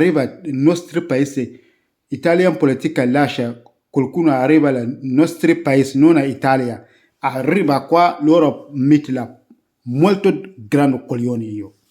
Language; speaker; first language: Italian; non-native, learner; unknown